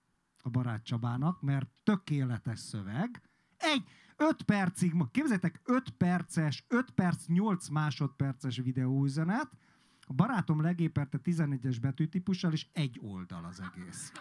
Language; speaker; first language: Hungarian; native; Hungarian